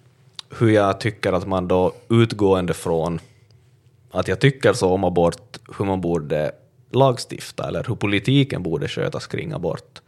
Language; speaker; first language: Swedish; native; Swedish